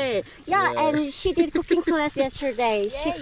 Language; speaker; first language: English; non-native, learner; Korean